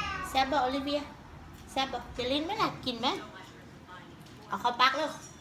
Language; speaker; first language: Thai; early bilingual, heritage; Thai